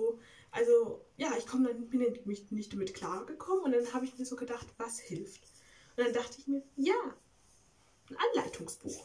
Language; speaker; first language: German; native; German